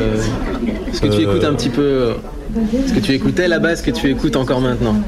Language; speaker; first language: French; native; French